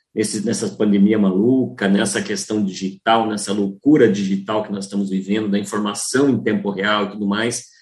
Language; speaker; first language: Portuguese; native; Portuguese